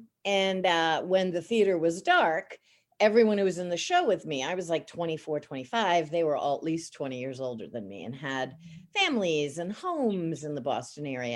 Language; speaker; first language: English; native; English